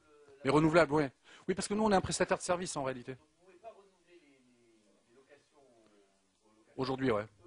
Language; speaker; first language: French; native; French